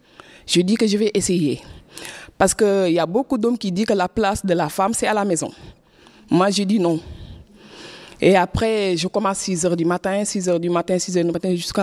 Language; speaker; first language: French; non-native, fluent; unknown